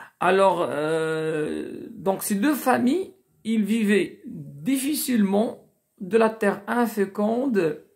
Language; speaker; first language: French; non-native, local second language; Arabic